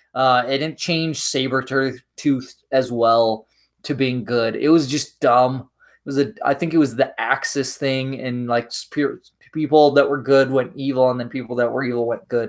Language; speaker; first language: English; native; English